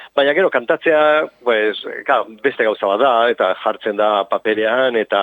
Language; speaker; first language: Basque; non-native, local second language; Spanish